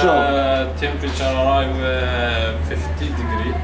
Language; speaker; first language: English; non-native, learner; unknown